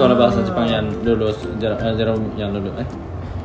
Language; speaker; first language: Indonesian; non-native, fluent; Japanese